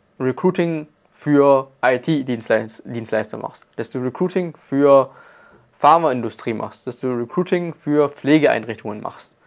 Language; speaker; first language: German; native; German